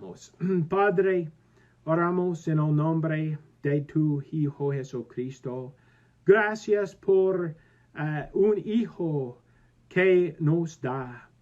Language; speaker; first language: Spanish; non-native, learner; English